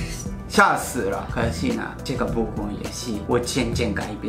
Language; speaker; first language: Chinese; non-native, fluent; Japanese